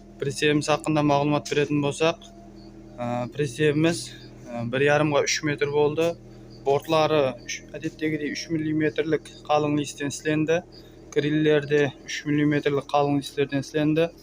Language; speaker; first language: Uzbek; non-native, local second language; Kara-Kalpak